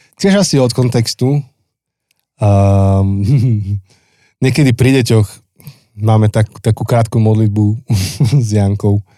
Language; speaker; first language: Slovak; native; Slovak